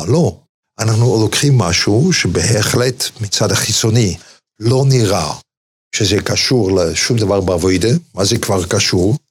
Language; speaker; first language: Hebrew; non-native, fluent; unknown